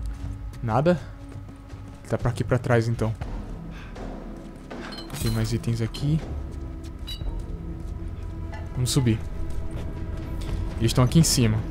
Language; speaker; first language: Portuguese; native; Portuguese